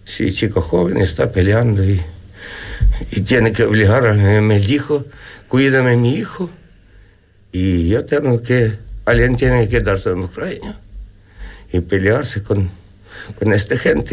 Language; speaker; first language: Spanish; non-native, learner; Ukrainian